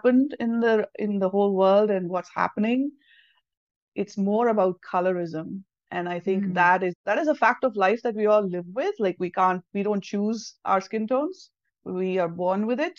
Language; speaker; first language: English; non-native, local second language; Tamil